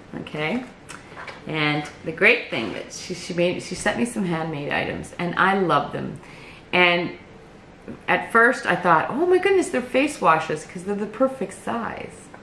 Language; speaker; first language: English; native; English